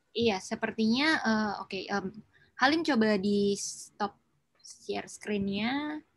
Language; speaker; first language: Indonesian; native; Indonesian